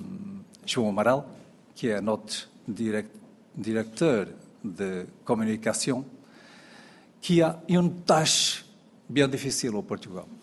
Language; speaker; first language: French; non-native, fluent; Portuguese